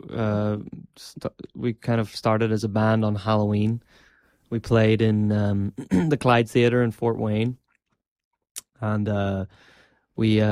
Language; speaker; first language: English; native; English